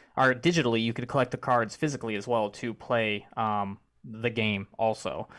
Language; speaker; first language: English; native; English